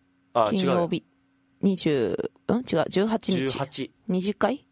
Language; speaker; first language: Japanese; native; Japanese